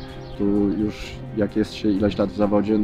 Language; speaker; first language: Polish; native; Polish